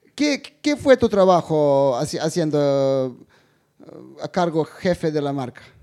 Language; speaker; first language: Spanish; non-native, fluent; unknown